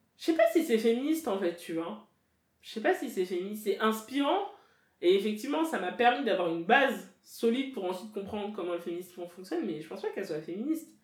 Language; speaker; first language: French; native; French